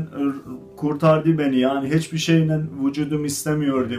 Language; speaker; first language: Turkish; non-native, learner; Azerbaijani